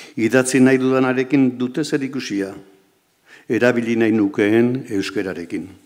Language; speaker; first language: Basque; native; Basque